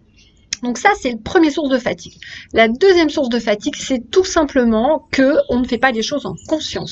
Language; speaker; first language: French; native; French